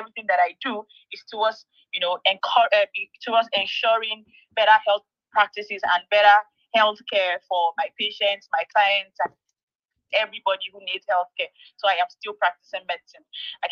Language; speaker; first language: English; non-native, local second language; Igbo